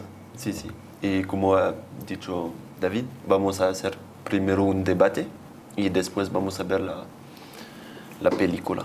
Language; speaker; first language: Spanish; non-native, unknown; French